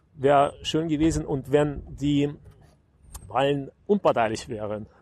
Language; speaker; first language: German; non-native, fluent; Russian